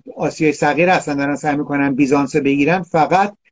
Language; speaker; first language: Persian; native; Persian